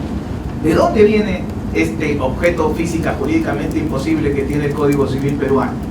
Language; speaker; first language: Spanish; native; Spanish